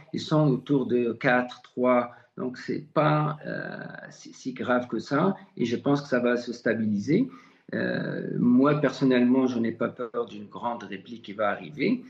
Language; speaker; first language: French; non-native, local second language; Arabic